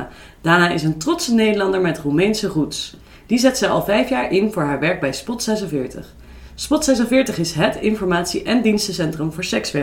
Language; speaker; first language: Dutch; native; Dutch